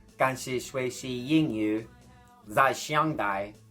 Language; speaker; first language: Chinese; non-native, learner; English